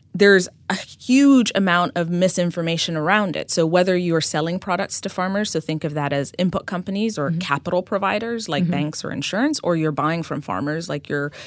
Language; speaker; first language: English; non-native, fluent; Amharic